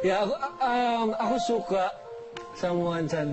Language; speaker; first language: Indonesian; non-native, learner; Filipino